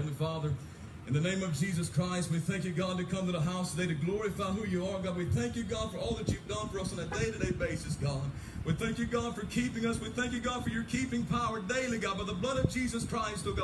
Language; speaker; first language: English; native; English